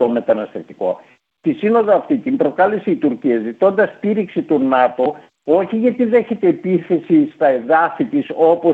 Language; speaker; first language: Greek; native; Greek